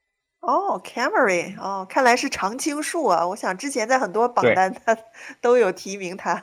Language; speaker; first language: Chinese; native; Chinese